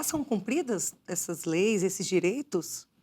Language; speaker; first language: Portuguese; native; Portuguese